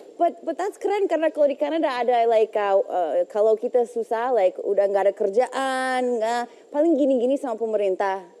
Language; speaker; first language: Indonesian; non-native, fluent; English